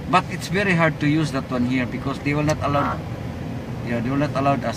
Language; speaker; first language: English; non-native, local second language; Filipino